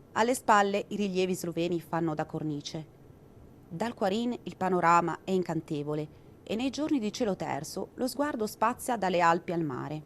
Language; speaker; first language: Italian; native; Italian